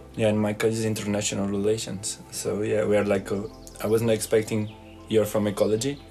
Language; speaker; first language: English; non-native, fluent; Portuguese